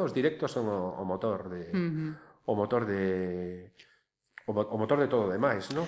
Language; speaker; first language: Galician; native; Galician